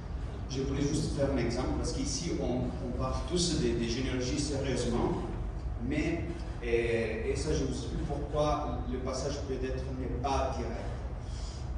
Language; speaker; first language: French; non-native, fluent; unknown